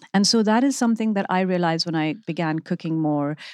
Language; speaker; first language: English; non-native, local second language; Urdu